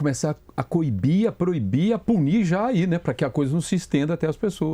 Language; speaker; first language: Portuguese; native; Portuguese